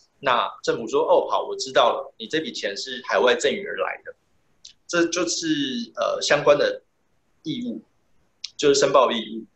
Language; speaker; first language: Chinese; native; Chinese